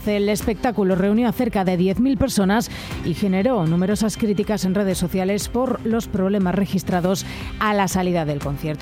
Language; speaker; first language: Spanish; native; Spanish